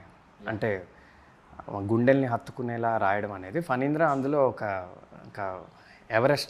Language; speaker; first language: Telugu; native; Telugu